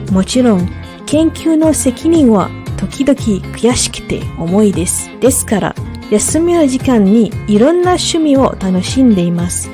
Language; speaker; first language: Japanese; non-native, learner; Malay